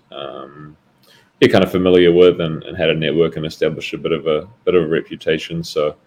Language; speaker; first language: English; native; English